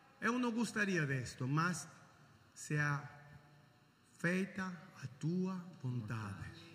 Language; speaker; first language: Portuguese; non-native, learner; Italian